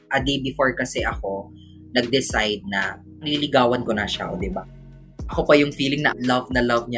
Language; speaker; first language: English; non-native, local second language; Cebuano